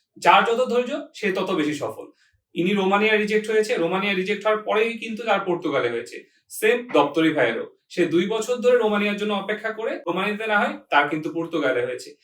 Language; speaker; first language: Bangla; native; Bangla